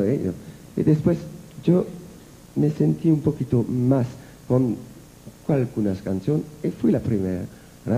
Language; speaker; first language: Spanish; non-native, learner; French